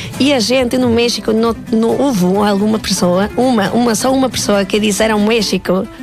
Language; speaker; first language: Portuguese; non-native, fluent; Spanish